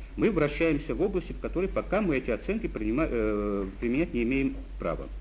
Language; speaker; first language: Russian; non-native, local second language; Georgian